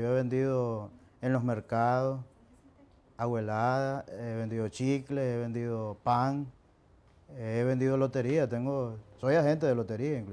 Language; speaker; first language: Spanish; native; Spanish